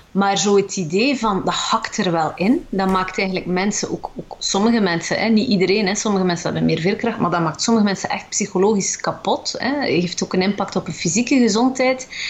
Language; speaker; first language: Dutch; early bilingual, other home language; Arabic